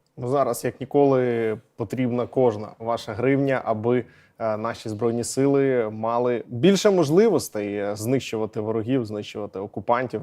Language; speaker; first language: Ukrainian; native; Ukrainian